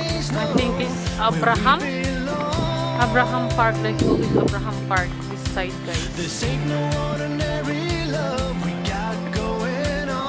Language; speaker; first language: English; non-native, local second language; Filipino